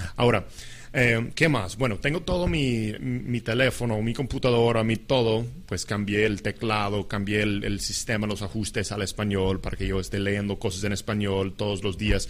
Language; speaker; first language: Spanish; non-native, fluent; English